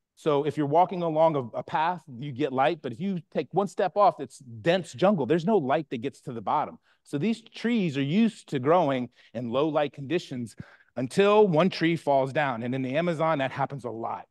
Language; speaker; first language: English; native; English